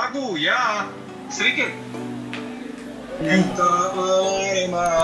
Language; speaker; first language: Indonesian; non-native, learner; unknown